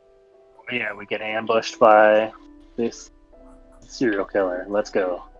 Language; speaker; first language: English; native; English